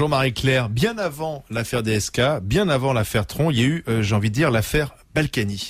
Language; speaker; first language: French; native; French